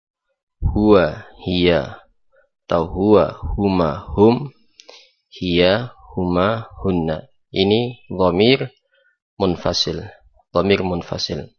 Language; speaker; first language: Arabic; non-native, fluent; Indonesian